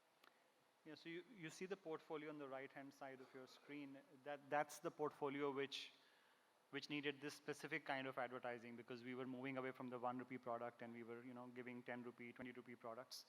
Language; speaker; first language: English; non-native, local second language; Hindi